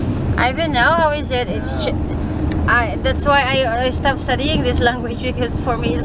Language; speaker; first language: English; non-native, local second language; Cebuano